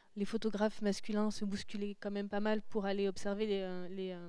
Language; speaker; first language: French; native; French